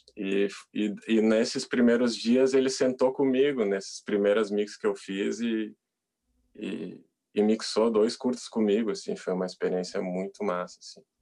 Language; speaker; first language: Portuguese; native; Portuguese